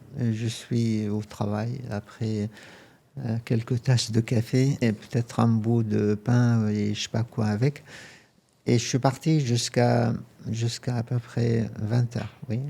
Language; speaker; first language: French; non-native, fluent; Arabic